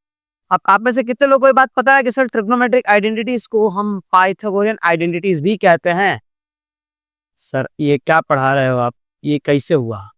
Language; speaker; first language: Hindi; non-native, local second language; Gujarati